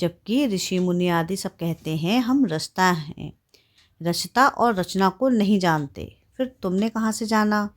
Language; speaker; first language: Hindi; native; Hindi